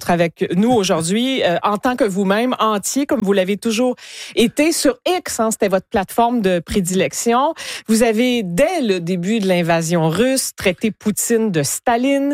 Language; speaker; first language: French; native; French